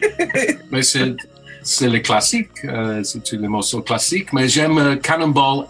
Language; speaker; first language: French; non-native, fluent; English